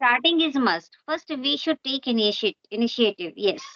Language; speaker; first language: English; non-native, local second language; Hindi